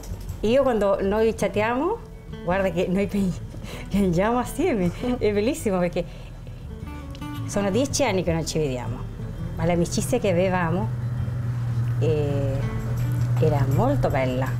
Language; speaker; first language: Italian; early bilingual, heritage; Spanish